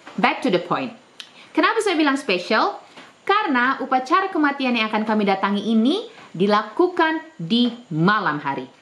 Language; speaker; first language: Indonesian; native; Indonesian